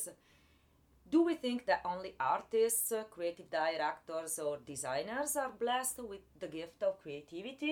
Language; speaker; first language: English; non-native, fluent; Italian